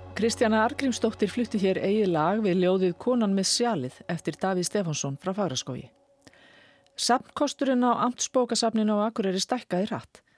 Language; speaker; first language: Icelandic; native; Icelandic